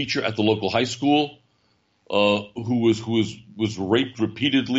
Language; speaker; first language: English; native; English